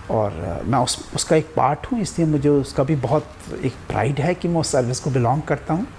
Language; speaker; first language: Hindi; native; Hindi